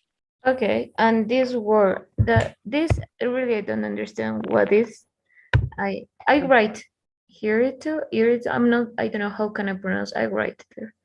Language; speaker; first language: English; non-native, learner; Spanish